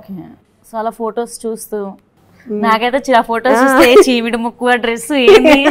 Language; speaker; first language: Telugu; native; Telugu